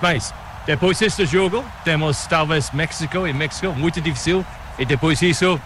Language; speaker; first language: Portuguese; non-native, learner; English